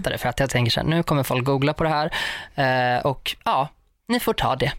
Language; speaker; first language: Swedish; native; Swedish